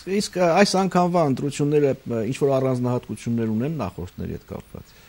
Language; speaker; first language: Armenian; native; Armenian